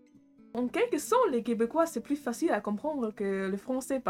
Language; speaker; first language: French; non-native, fluent; German